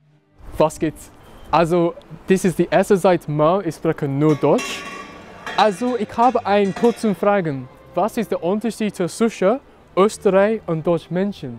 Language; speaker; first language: German; non-native, learner; English